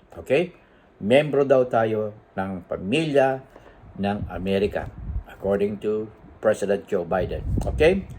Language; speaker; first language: Filipino; native; Filipino